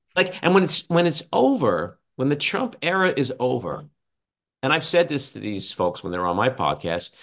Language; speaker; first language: English; native; English